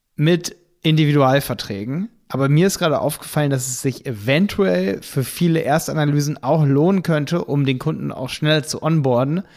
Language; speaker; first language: German; native; German